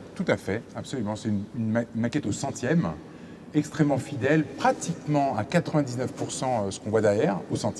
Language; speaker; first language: French; native; French